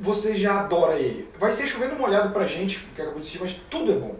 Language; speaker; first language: Portuguese; native; Portuguese